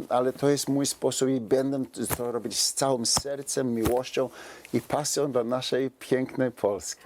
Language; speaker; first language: Polish; non-native, fluent; English